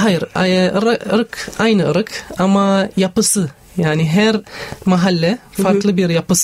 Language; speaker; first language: Turkish; non-native, learner; Arabic